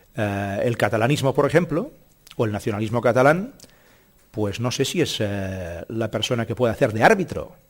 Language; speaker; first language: Spanish; non-native, local second language; Catalan